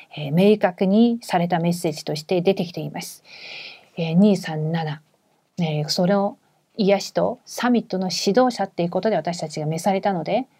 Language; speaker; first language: Japanese; non-native, fluent; Korean